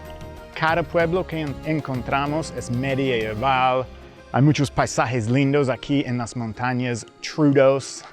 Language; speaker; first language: Spanish; early bilingual, heritage; English